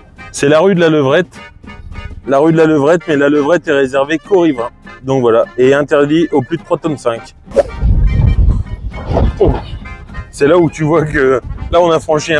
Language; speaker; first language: French; native; French